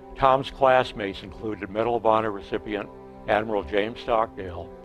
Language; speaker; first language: English; native; English